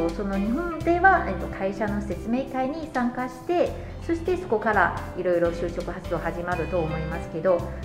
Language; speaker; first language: Japanese; non-native, fluent; Chinese